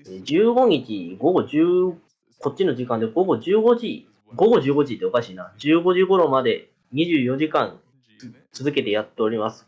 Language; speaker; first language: Japanese; native; Japanese